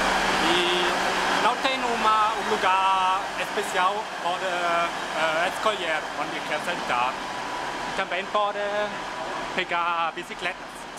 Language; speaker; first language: Portuguese; non-native, fluent; German